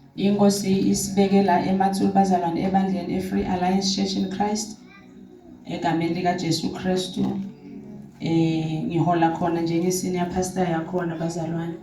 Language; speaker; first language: Zulu; non-native, local second language; Swati